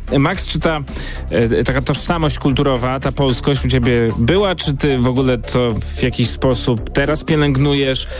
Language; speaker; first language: Polish; native; Polish